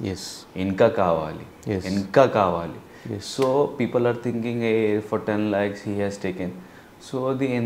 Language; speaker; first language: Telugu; non-native, learner; Hindi